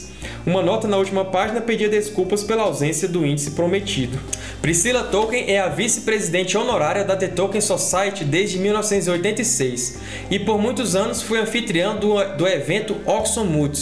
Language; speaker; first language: Portuguese; native; Portuguese